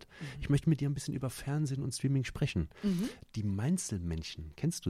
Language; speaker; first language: German; native; German